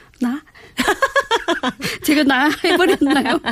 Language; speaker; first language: Korean; native; Korean